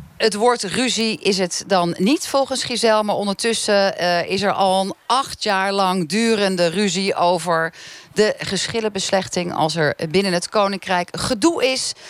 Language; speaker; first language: Dutch; native; Dutch